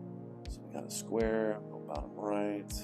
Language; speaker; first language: English; native; English